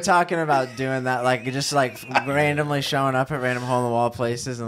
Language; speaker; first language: English; native; English